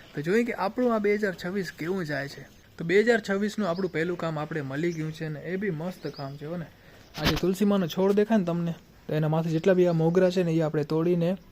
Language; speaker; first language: Gujarati; non-native, local second language; Kachhi